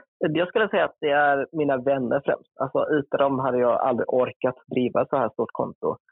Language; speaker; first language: Swedish; early bilingual, other home language; Vietnamese